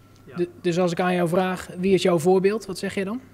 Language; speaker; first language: Dutch; native; Dutch